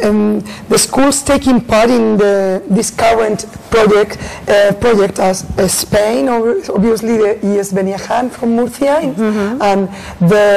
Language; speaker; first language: English; non-native, learner; Spanish